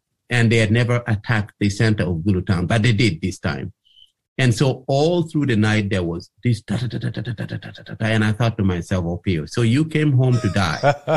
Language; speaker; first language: English; non-native, local second language; Acoli